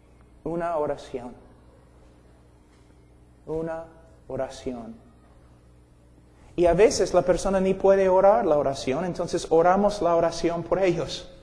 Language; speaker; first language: Spanish; non-native, fluent; English